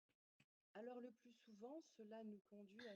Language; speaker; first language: French; native; French